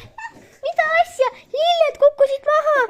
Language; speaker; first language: Estonian; non-native, local second language; Russian